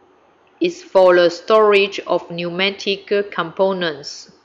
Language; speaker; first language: English; non-native, fluent; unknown